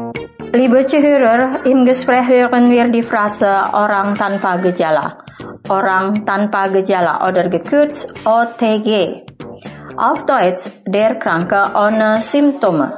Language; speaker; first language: German; non-native, fluent; Indonesian